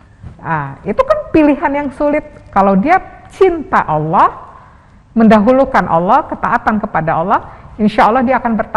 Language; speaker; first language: Indonesian; native; Indonesian